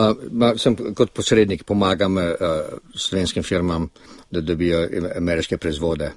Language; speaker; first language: Slovenian; early bilingual, other home language; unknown